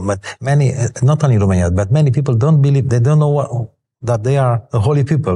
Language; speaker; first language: English; non-native, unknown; Romanian